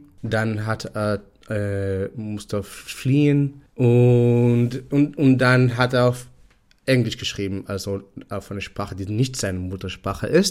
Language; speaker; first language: German; non-native, fluent; Hebrew